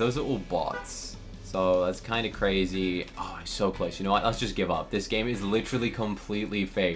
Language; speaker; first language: English; native; English